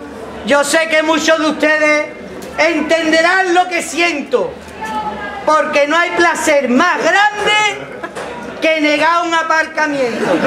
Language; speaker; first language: Spanish; native; Spanish